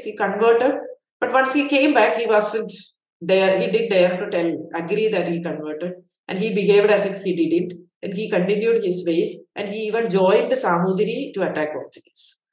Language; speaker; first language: English; non-native, local second language; Malayalam